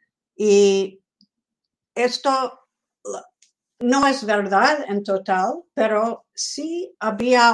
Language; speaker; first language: Spanish; non-native, fluent; English